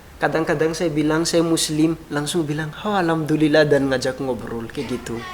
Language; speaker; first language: Indonesian; non-native, fluent; Malagasy